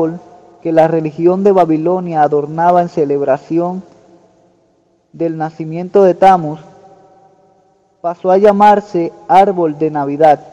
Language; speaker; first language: Spanish; native; Spanish